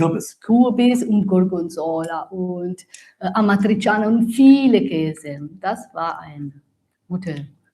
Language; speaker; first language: German; non-native, learner; Italian